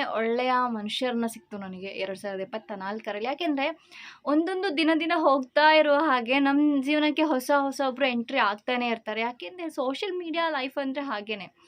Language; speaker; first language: Kannada; non-native, local second language; Malayalam